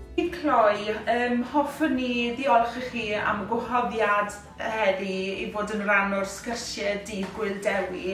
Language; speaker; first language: Welsh; native; Welsh